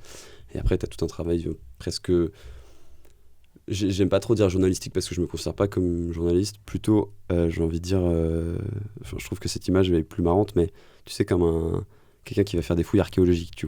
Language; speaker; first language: French; native; French